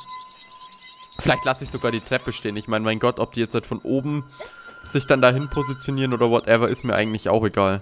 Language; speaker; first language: German; native; German